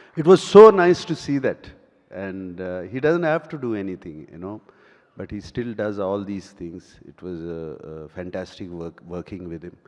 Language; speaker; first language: English; non-native, local second language; Telugu